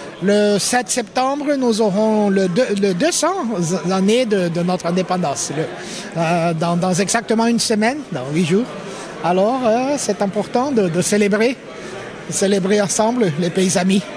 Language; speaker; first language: French; non-native, fluent; Portuguese